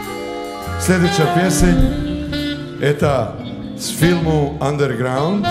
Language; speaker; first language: Russian; non-native, learner; Serbian